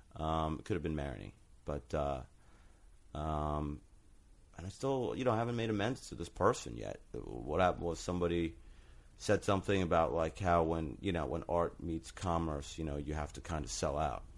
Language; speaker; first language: English; native; English